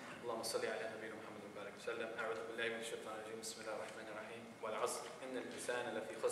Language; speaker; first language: Arabic; non-native, fluent; English